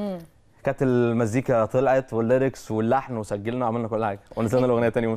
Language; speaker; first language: Arabic; native; Arabic